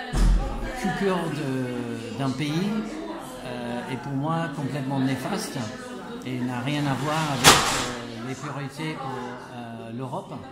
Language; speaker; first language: French; non-native, fluent; English